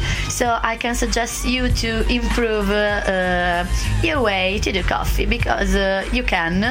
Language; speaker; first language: English; non-native, learner; Italian